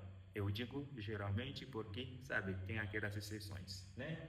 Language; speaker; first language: Portuguese; non-native, fluent; Haitian Creole